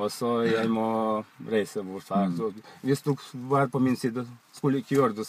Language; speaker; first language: Norwegian; non-native, learner; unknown